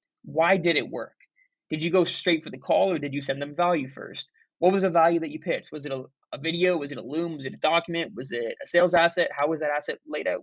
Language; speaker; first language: English; native; English